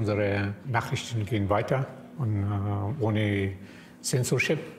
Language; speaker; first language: German; non-native, fluent; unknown